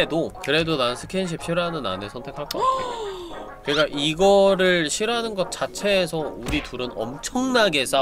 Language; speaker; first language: Korean; native; Korean